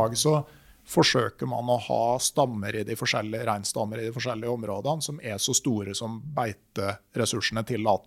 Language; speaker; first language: Norwegian; native; Norwegian